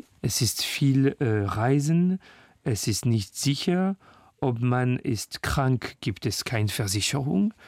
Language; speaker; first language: German; non-native, learner; French